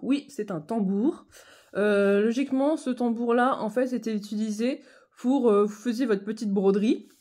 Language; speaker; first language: French; native; French